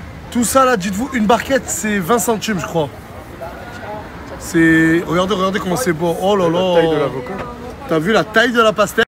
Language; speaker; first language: French; native; French